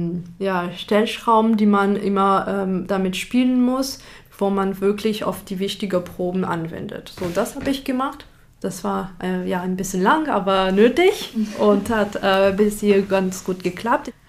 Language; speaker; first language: German; non-native, fluent; French